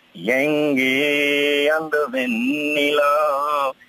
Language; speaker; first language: English; non-native, local second language; Zulu